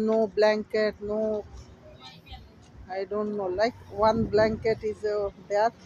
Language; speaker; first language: English; non-native, learner; Bangla